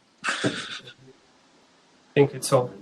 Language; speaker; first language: English; non-native, learner; Russian